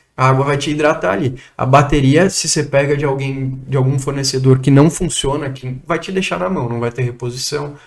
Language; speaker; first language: Portuguese; native; Portuguese